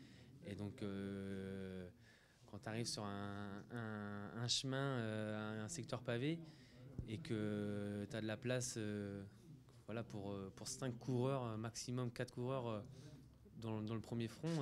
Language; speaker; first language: French; native; French